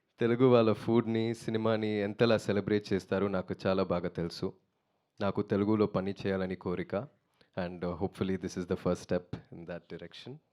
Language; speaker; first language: Telugu; non-native, learner; Tamil